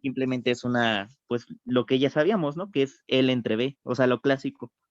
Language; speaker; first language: Spanish; native; Spanish